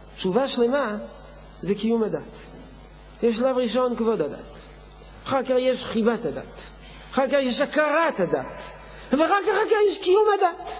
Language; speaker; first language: Hebrew; non-native, fluent; French